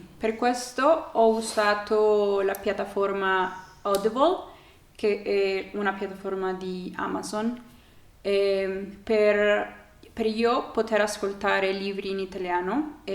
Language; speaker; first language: Italian; non-native, learner; Spanish